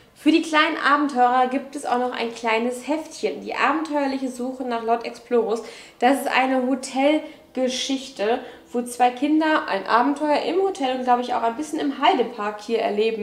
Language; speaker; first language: German; native; German